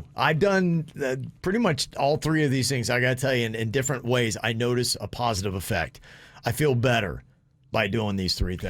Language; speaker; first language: English; native; English